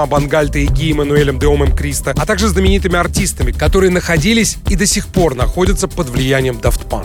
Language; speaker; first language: Russian; native; Russian